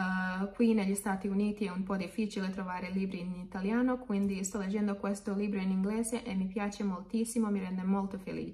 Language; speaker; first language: Italian; non-native, fluent; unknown